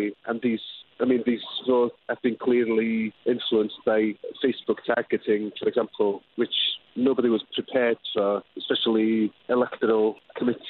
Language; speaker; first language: English; non-native, local second language; Welsh